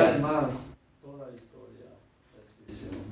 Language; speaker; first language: Spanish; non-native, fluent; English